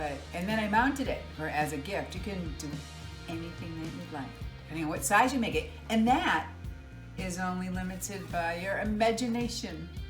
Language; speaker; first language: English; native; English